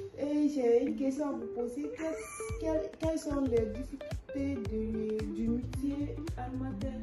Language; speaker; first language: French; non-native, learner; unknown